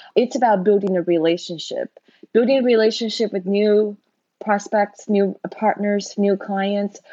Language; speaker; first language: English; non-native, fluent; Chinese